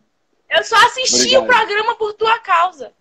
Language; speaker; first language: Portuguese; native; Portuguese